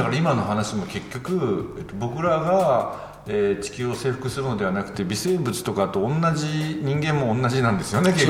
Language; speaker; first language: Japanese; native; Japanese